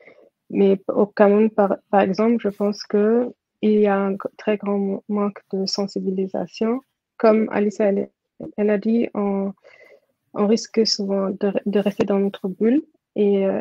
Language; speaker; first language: French; non-native, fluent; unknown